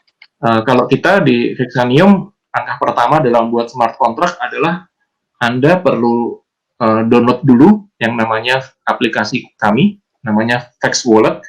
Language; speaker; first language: Indonesian; native; Indonesian